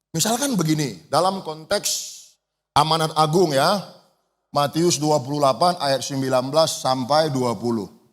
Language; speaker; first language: Indonesian; native; Indonesian